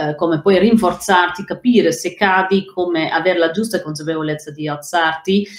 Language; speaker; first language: Italian; non-native, fluent; Dutch